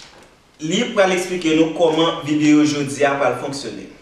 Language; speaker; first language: Portuguese; non-native, learner; Haitian Creole